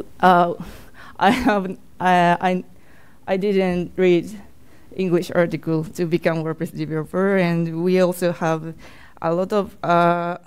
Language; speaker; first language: English; non-native, learner; Japanese